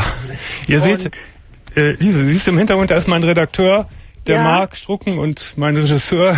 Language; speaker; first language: German; native; German